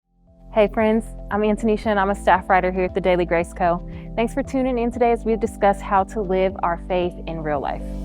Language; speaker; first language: English; native; English